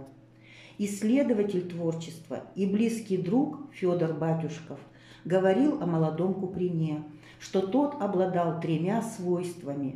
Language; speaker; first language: Russian; native; Russian